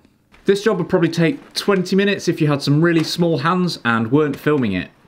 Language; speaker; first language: English; native; English